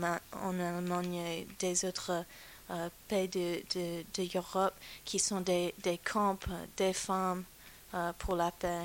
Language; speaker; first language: French; non-native, fluent; English